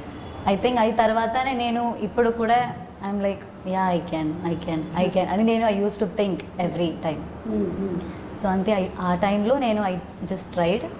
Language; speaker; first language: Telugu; non-native, learner; Malayalam